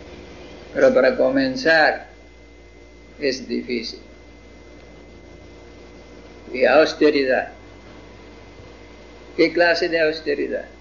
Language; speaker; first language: Spanish; non-native, fluent; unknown